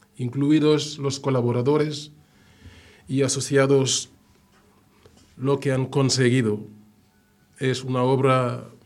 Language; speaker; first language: Spanish; non-native, fluent; Wolof